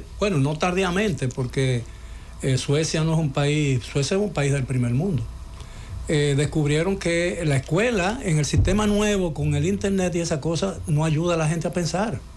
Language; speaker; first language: Spanish; native; Spanish